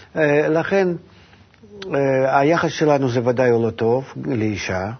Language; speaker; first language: Hebrew; non-native, fluent; Russian